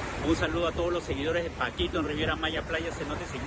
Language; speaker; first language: Spanish; native; Spanish